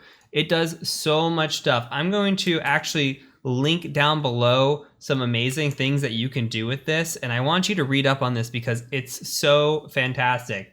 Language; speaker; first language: English; native; English